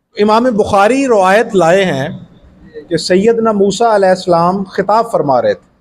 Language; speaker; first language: Urdu; non-native, local second language; Punjabi